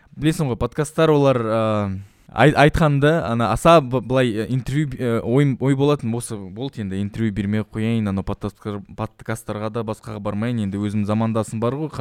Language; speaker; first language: Kazakh; non-native, local second language; Russian